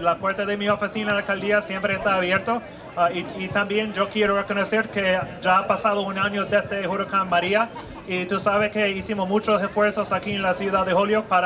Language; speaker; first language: Spanish; non-native, fluent; English